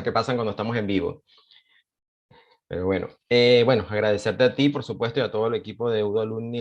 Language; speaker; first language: Spanish; native; Spanish